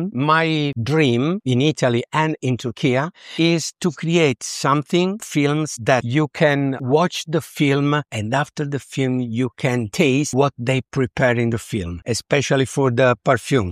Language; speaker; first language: English; non-native, learner; Italian